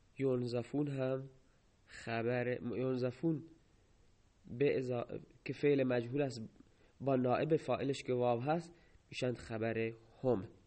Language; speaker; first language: Persian; non-native, local second language; Baluchi